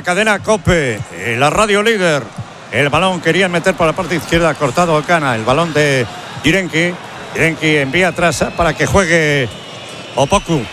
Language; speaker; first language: Spanish; native; Spanish